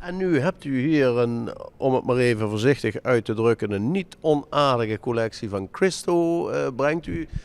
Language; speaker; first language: Dutch; native; Dutch